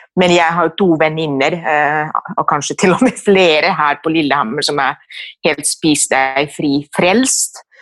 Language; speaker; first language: Norwegian; non-native, fluent; Finnish